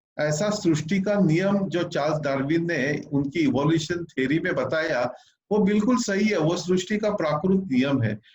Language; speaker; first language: Hindi; non-native, local second language; Marathi